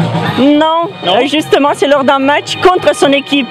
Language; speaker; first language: French; native; French